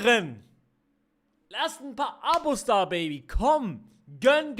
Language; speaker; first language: German; native; German